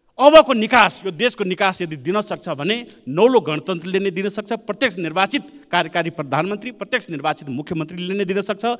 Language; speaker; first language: Nepali; native; Nepali